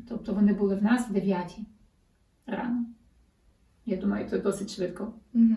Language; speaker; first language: Ukrainian; early bilingual, heritage; Ukrainian